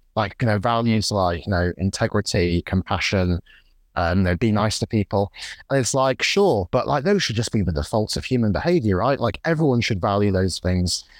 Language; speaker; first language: English; native; English